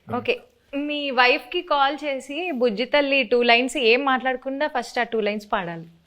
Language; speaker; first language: Telugu; native; Telugu